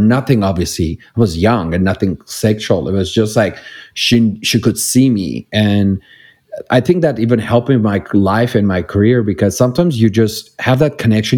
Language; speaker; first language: English; non-native, fluent; Persian